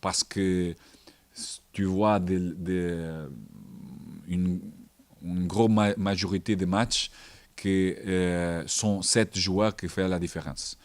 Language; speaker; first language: French; non-native, learner; Portuguese